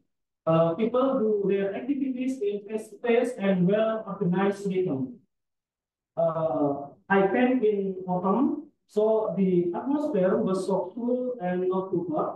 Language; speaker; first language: English; non-native, fluent; Indonesian